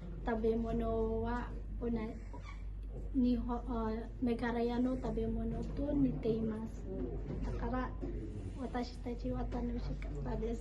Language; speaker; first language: Japanese; non-native, learner; Khasi